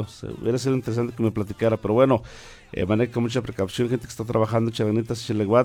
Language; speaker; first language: Spanish; native; Spanish